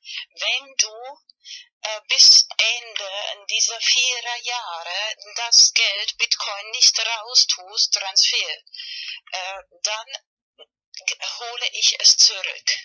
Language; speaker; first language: German; non-native, fluent; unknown